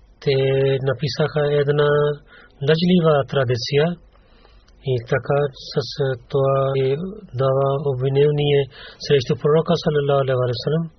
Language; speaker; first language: Bulgarian; non-native, learner; Urdu